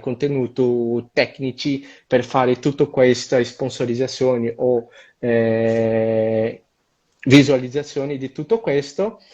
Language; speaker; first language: Italian; non-native, learner; Portuguese